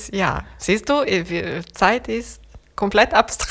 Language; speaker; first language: German; non-native, fluent; Serbian